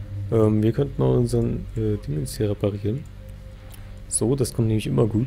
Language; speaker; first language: German; native; German